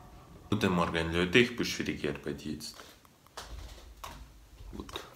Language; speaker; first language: German; non-native, learner; Russian